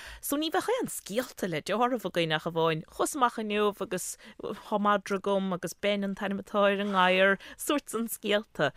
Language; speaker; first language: Irish; native; Irish